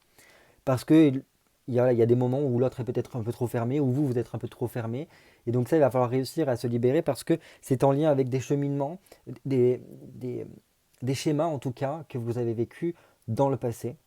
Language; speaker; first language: French; native; French